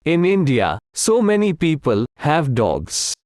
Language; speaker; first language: English; non-native, local second language; Hindi